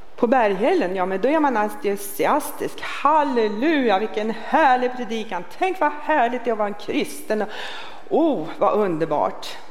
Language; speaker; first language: Swedish; native; Swedish